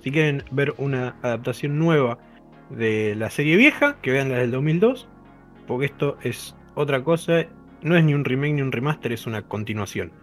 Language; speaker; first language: Spanish; native; Spanish